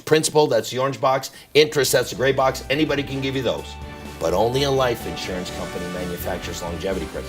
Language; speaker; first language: English; native; English